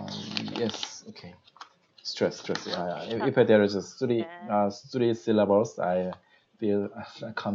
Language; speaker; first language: English; non-native, learner; Korean